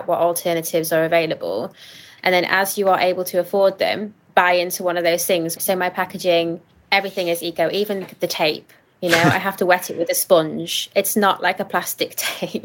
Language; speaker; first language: English; native; English